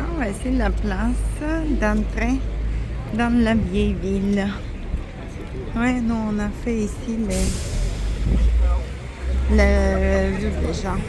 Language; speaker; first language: French; non-native, fluent; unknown